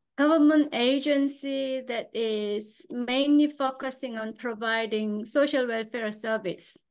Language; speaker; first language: English; non-native, fluent; Korean